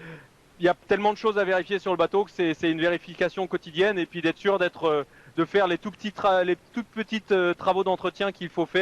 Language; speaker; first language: French; native; French